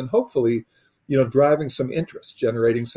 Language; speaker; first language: English; native; English